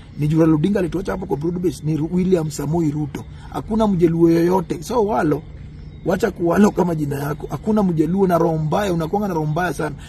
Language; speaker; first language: Swahili; non-native, local second language; Luo (Kenya and Tanzania)